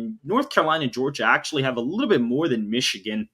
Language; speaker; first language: English; native; English